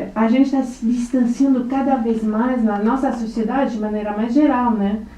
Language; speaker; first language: Portuguese; non-native, fluent; French